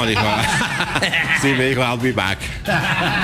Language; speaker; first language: Spanish; native; Spanish